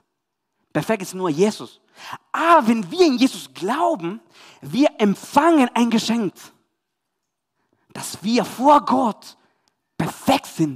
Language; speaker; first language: German; non-native, learner; Spanish